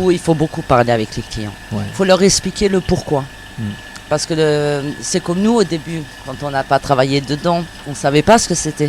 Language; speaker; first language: French; native; French